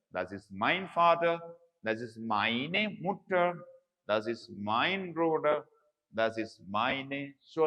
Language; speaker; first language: German; non-native, learner; Malayalam